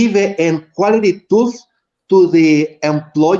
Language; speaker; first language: English; non-native, learner; Spanish